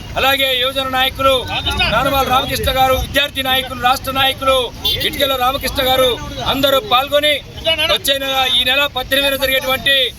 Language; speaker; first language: Telugu; native; Telugu